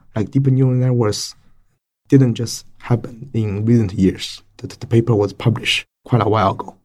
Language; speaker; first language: English; non-native, fluent; Chinese